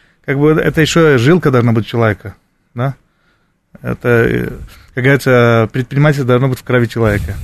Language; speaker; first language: Russian; non-native, fluent; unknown